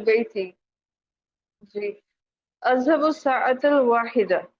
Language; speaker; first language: Arabic; non-native, learner; Urdu